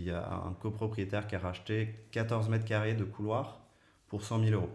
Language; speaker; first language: French; native; French